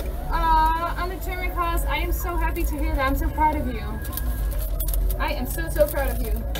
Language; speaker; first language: English; early bilingual, other home language; Dutch